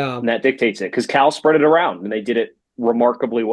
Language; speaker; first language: English; native; English